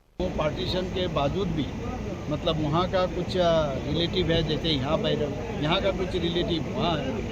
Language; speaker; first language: Hindi; non-native, local second language; Bangla